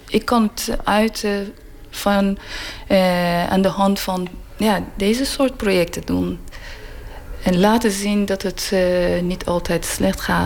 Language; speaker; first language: Dutch; non-native, learner; Persian